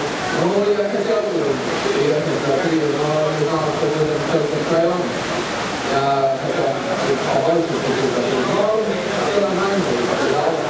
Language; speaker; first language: Russian; non-native, learner; Latvian